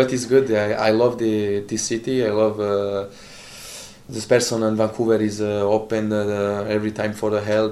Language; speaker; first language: English; non-native, learner; Italian